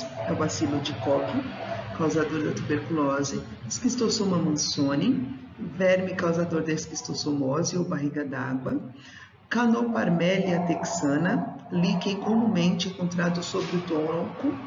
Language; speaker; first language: Portuguese; native; Portuguese